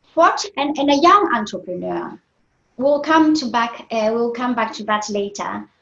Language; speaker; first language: English; non-native, fluent; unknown